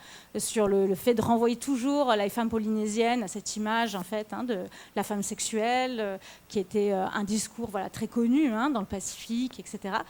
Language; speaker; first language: French; native; French